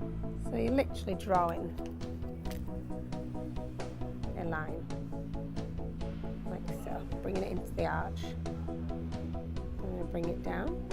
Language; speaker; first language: English; native; English